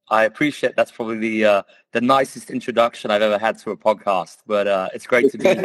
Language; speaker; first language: English; native; English